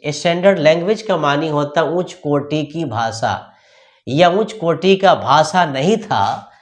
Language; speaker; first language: Hindi; native; Hindi